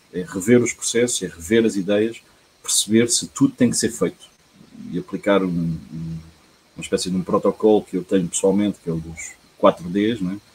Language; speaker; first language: Portuguese; early bilingual, heritage; Portuguese